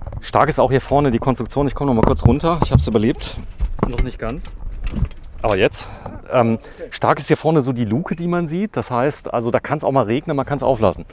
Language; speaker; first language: German; native; German